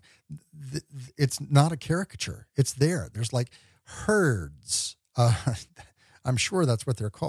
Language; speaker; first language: English; native; English